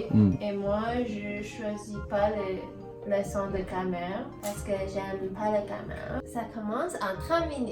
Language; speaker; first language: French; non-native, learner; English